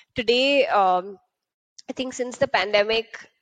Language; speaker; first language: English; non-native, local second language; Hindi